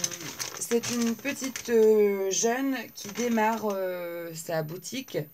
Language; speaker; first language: French; native; French